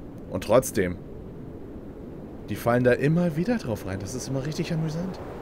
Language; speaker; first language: German; native; German